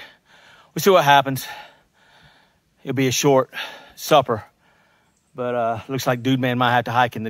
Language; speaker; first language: English; native; English